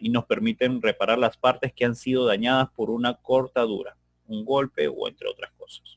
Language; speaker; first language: Spanish; native; Spanish